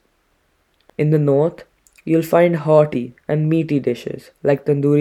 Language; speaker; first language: English; non-native, local second language; Hindi